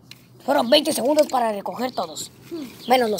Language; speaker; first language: Spanish; native; Spanish